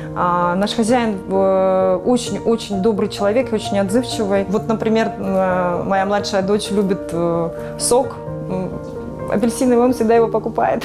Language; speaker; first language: Russian; native; Russian